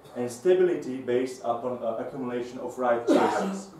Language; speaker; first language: English; non-native, fluent; Slovak